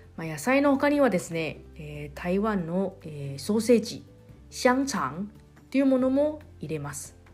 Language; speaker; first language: Japanese; non-native, fluent; Chinese